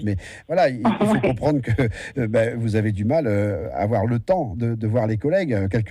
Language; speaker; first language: French; native; French